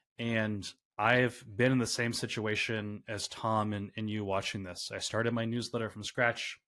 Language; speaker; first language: English; native; English